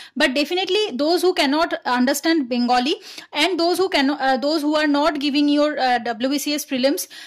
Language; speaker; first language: English; non-native, local second language; Bangla